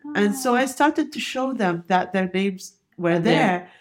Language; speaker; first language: English; non-native, fluent; Arabic